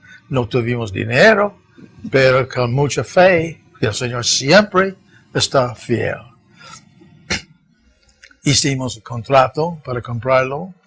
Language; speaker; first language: Spanish; non-native, fluent; English